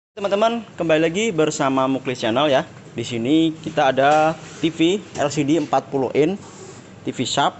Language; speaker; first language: Indonesian; non-native, local second language; Javanese